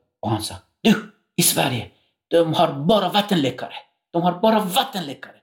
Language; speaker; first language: Swedish; non-native, fluent; Persian